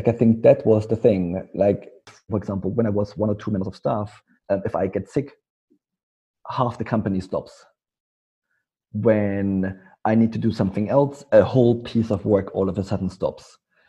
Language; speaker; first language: English; non-native, fluent; German